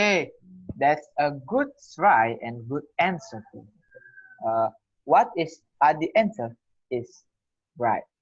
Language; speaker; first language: English; non-native, learner; Indonesian